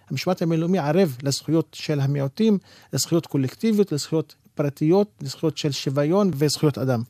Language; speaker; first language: Hebrew; non-native, local second language; Arabic